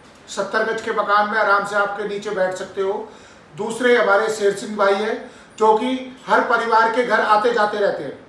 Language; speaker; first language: Hindi; native; Hindi